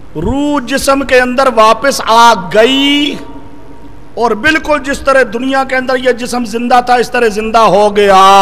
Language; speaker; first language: Urdu; non-native, local second language; Punjabi